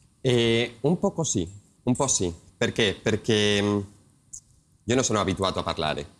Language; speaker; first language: Italian; non-native, learner; Spanish